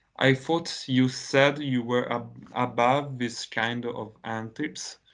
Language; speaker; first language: English; non-native, fluent; Italian